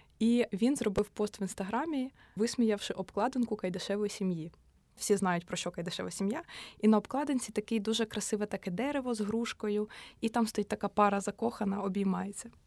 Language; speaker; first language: Ukrainian; native; Ukrainian